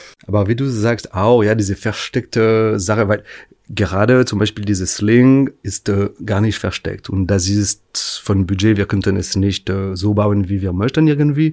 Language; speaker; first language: German; non-native, fluent; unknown